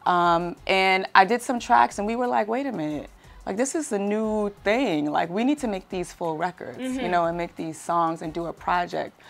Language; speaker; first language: English; native; English